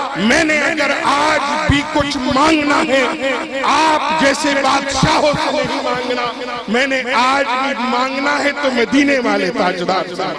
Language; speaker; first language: Urdu; non-native, local second language; Pashto